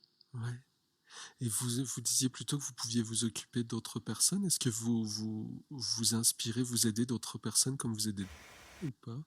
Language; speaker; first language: French; native; French